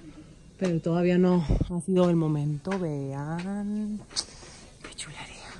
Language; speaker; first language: Spanish; native; Spanish